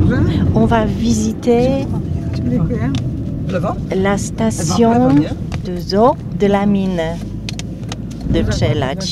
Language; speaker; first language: French; non-native, fluent; Polish